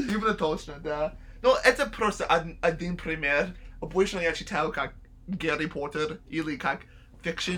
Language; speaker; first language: Russian; non-native, learner; English